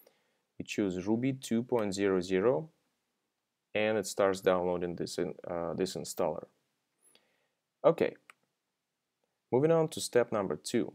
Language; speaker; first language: English; non-native, fluent; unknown